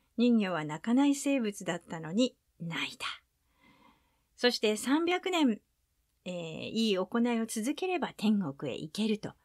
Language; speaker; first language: Japanese; native; Japanese